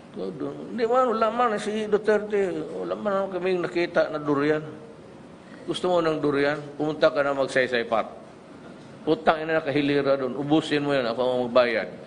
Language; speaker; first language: Filipino; non-native, local second language; Cebuano